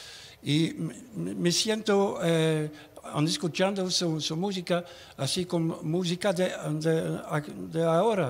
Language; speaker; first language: Spanish; non-native, learner; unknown